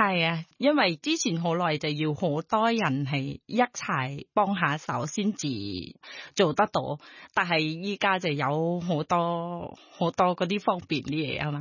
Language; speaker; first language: Cantonese; non-native, fluent; Thai